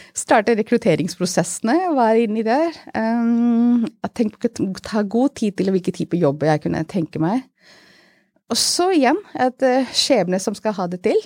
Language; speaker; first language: Norwegian; non-native, fluent; Hindi